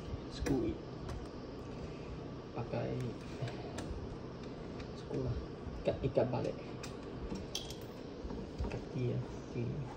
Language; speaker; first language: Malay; non-native, local second language; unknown